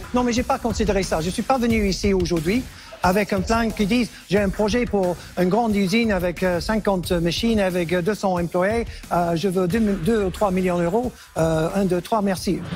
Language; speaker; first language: French; non-native, fluent; English